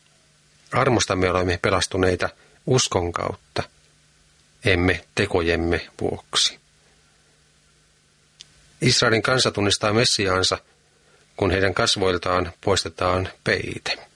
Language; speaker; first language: Finnish; native; Finnish